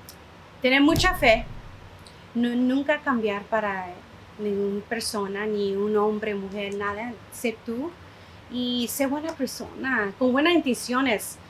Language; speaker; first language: Spanish; early bilingual, heritage; Spanish